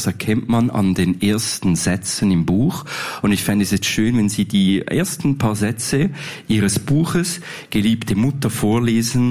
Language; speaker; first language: German; native; German